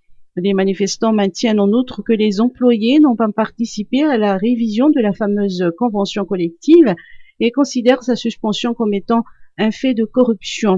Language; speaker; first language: French; non-native, local second language; Malagasy